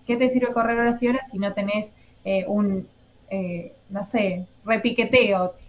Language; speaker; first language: Spanish; native; Spanish